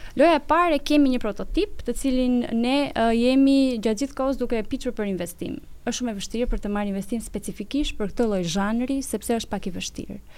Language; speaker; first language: Albanian; native; Albanian